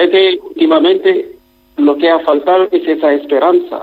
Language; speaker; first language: Spanish; non-native, fluent; Wolof